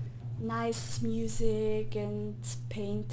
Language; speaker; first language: English; non-native, fluent; Swiss German